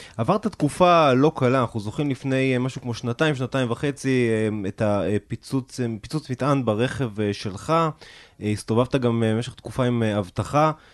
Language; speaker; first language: Hebrew; native; Hebrew